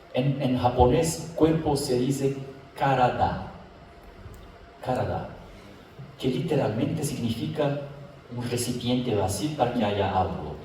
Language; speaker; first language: Spanish; non-native, fluent; Portuguese